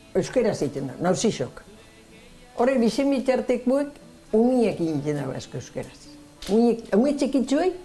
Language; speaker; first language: Basque; native; Basque